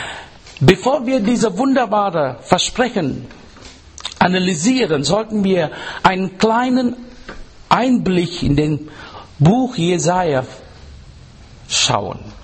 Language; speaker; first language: German; non-native, fluent; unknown